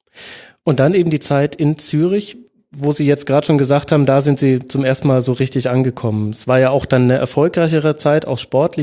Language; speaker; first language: German; native; German